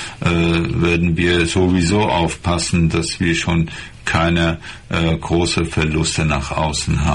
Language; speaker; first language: German; non-native, fluent; Persian